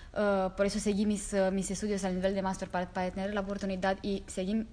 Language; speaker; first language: Spanish; non-native, fluent; Romanian